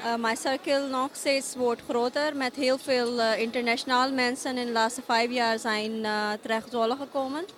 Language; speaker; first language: Dutch; non-native, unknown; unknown